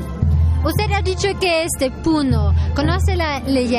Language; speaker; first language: Spanish; non-native, learner; German